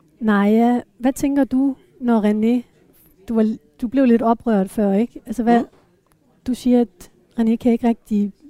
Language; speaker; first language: Danish; native; Danish